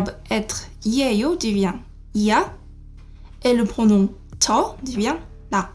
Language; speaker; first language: French; native; French